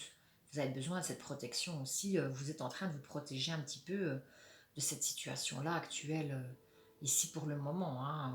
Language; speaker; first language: French; native; French